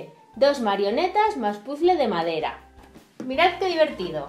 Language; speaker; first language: Spanish; native; Spanish